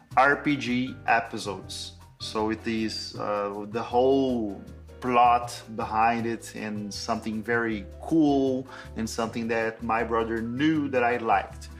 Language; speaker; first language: English; non-native, fluent; Portuguese